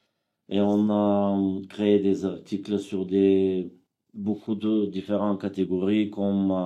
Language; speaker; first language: French; non-native, fluent; Bulgarian